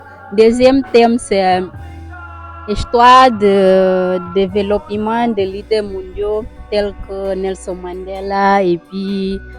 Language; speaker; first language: French; non-native, learner; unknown